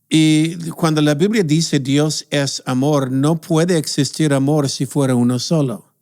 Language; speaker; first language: Spanish; non-native, fluent; English